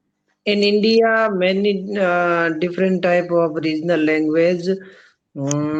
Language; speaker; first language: English; non-native, learner; Rajasthani